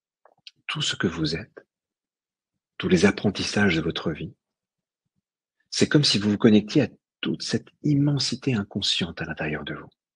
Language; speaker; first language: French; native; French